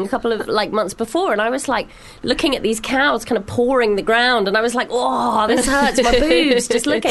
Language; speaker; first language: English; native; English